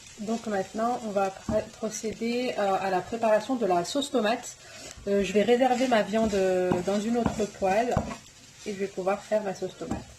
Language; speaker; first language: French; native; French